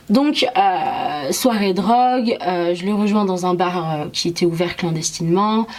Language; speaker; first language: French; early bilingual, other home language; Arabic